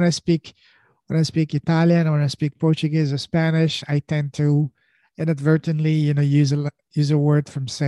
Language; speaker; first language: English; non-native, fluent; French